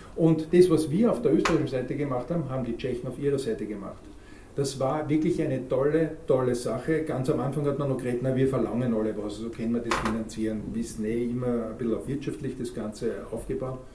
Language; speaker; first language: German; native; German